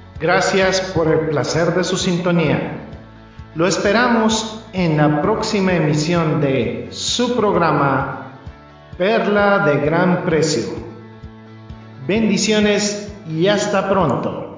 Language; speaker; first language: Spanish; native; Spanish